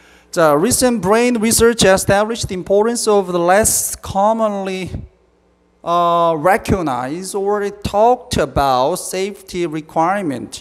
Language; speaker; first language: English; non-native, fluent; Korean